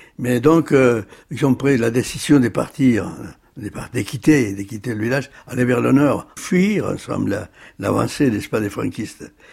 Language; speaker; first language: French; early bilingual, other home language; Spanish